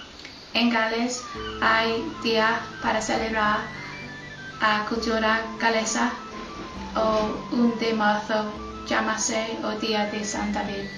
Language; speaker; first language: Galician; non-native, learner; English